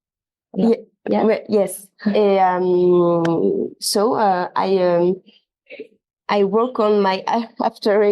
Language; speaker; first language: English; non-native, learner; French